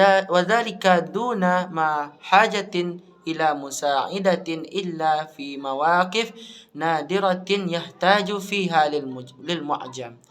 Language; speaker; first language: Arabic; non-native, learner; Indonesian